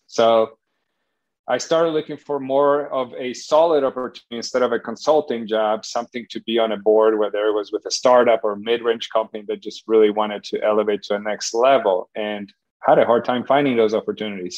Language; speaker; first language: English; non-native, fluent; Polish